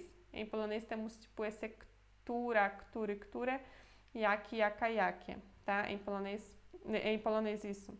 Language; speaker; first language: Portuguese; non-native, fluent; Polish